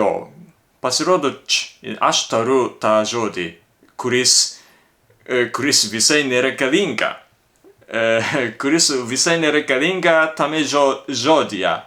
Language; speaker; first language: Lithuanian; non-native, fluent; Japanese